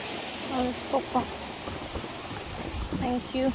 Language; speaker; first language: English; non-native, fluent; Polish